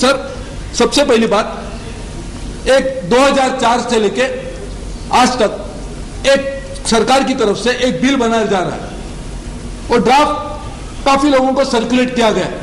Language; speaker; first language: Hindi; non-native, local second language; Marathi